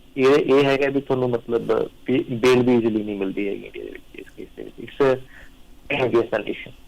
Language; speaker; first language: Punjabi; native; Punjabi